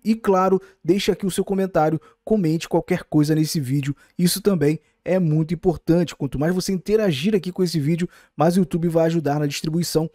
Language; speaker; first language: Portuguese; native; Portuguese